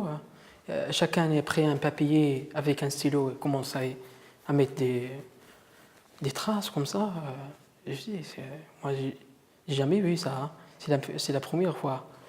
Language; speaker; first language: French; non-native, learner; Arabic